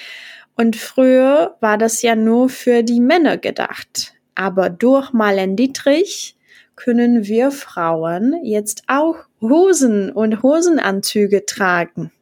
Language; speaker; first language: German; non-native, fluent; Czech